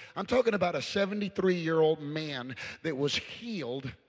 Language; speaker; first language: English; early bilingual, other home language; Spanish